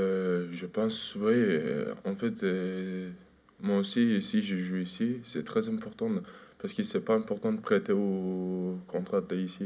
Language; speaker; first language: French; non-native, fluent; Turkish